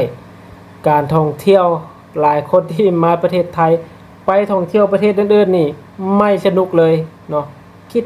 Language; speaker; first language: Thai; non-native, local second language; Lao